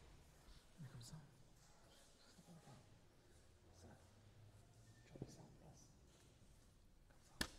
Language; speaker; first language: French; native; French